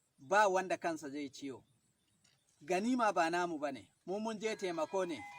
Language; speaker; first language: Hausa; non-native, local second language; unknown